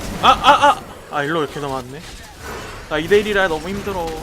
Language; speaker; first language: Korean; native; Korean